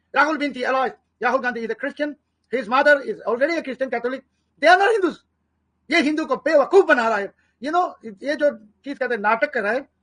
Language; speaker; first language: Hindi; non-native, fluent; Bangla